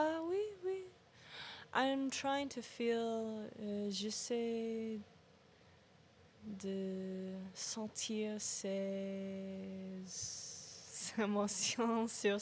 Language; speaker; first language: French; non-native, learner; English